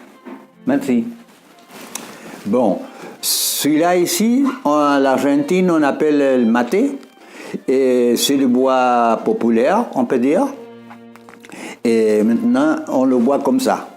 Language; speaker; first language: French; non-native, fluent; Spanish